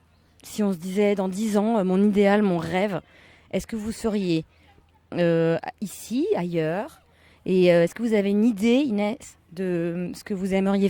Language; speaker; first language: French; native; French